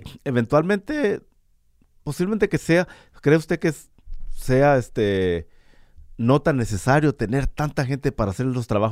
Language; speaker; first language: Spanish; native; Spanish